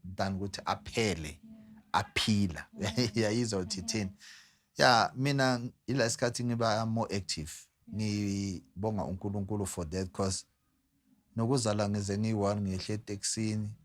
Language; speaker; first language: Zulu; native; Zulu